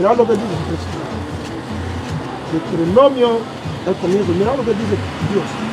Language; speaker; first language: Spanish; non-native, learner; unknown